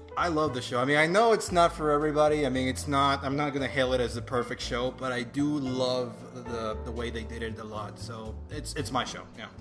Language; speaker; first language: English; non-native, fluent; Spanish